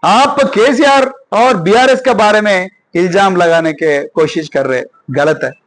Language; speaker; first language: Hindi; non-native, local second language; Telugu